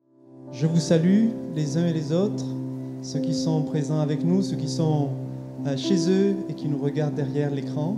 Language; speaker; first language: French; native; French